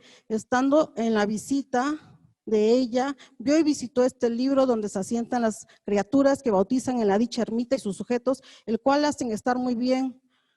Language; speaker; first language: Spanish; native; Spanish